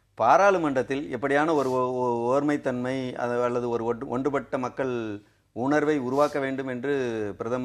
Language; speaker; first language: Tamil; native; Tamil